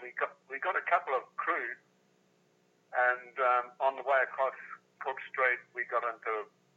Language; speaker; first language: English; native; English